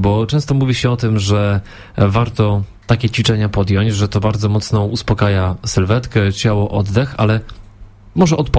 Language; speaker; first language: Polish; native; Polish